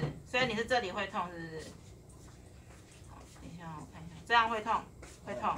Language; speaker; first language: Chinese; native; Chinese